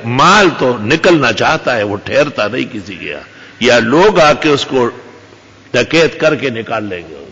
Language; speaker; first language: Urdu; non-native, local second language; Pashto